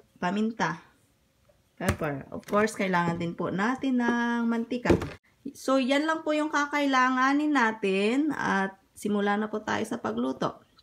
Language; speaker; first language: Filipino; non-native, local second language; Hiligaynon